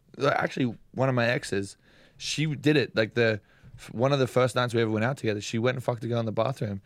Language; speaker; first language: English; native; English